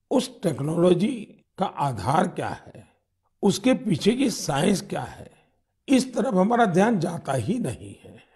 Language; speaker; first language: Hindi; non-native, local second language; Gujarati